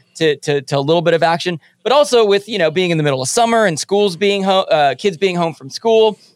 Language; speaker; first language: English; native; English